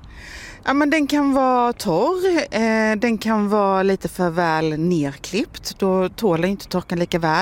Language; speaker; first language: Swedish; native; Swedish